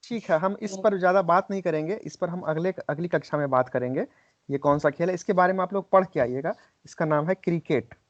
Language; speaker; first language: Hindi; native; Hindi